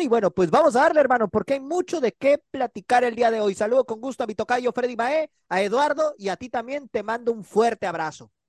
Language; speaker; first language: Spanish; native; Spanish